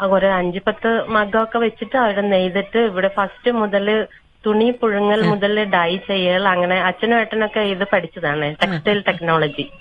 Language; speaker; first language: Malayalam; native; Malayalam